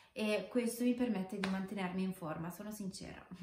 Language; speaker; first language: Italian; non-native, fluent; Romanian